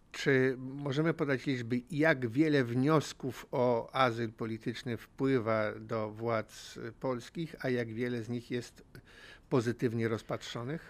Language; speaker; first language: Polish; native; Polish